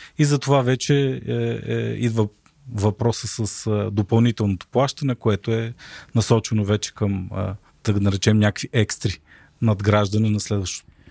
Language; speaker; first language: Bulgarian; native; Bulgarian